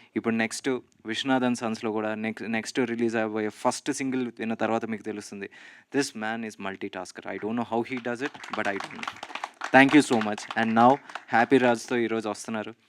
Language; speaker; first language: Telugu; native; Telugu